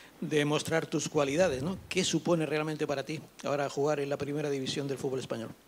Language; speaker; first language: Spanish; native; Spanish